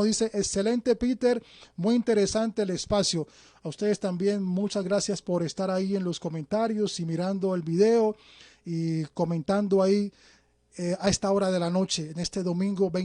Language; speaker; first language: Spanish; native; Spanish